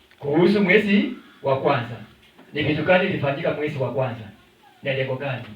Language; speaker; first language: Swahili; non-native, local second language; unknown